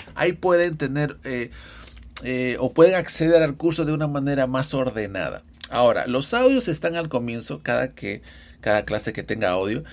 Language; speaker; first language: Spanish; early bilingual, heritage; Spanish